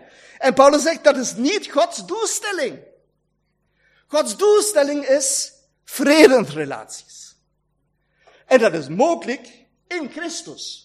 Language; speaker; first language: Dutch; non-native, learner; German